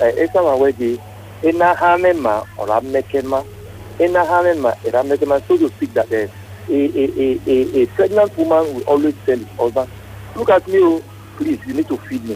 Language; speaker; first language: English; non-native, local second language; Esan